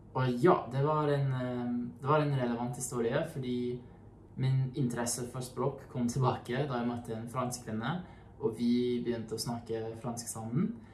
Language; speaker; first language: Norwegian; non-native, fluent; English